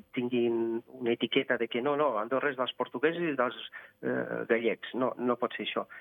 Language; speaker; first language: Catalan; non-native, fluent; Portuguese